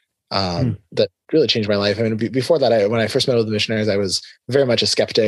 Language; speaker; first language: English; early bilingual, other home language; Hebrew